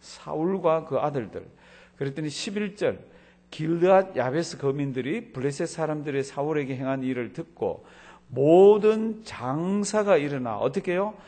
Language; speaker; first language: Korean; native; Korean